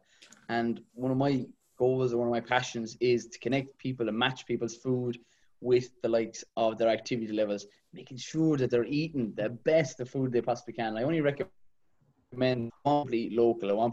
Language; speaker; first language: English; native; English